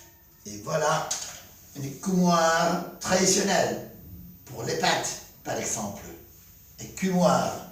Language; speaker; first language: French; non-native, fluent; Spanish